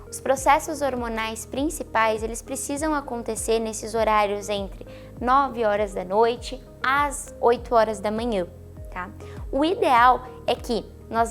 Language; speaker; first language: Portuguese; native; Portuguese